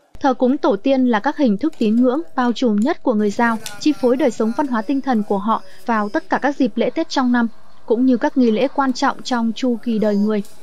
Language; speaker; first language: Vietnamese; native; Vietnamese